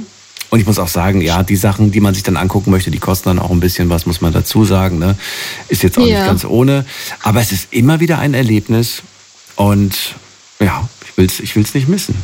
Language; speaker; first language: German; native; German